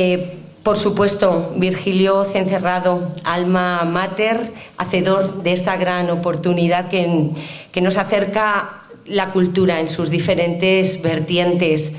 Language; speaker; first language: Spanish; native; Spanish